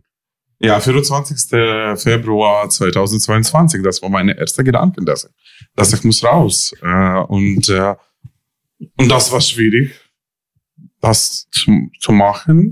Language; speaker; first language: German; non-native, learner; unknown